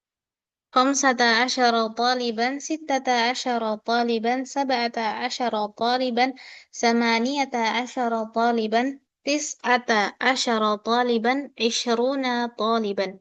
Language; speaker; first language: Arabic; non-native, fluent; Indonesian